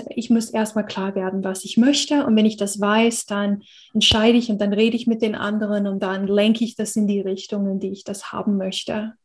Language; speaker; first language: German; non-native, fluent; English